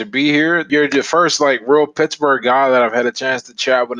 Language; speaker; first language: English; native; English